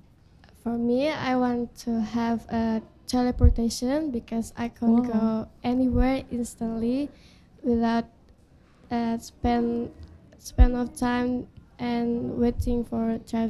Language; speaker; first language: English; non-native, learner; Indonesian